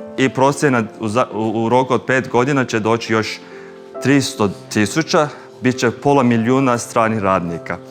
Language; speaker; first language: Bosnian; non-native, fluent; Turkish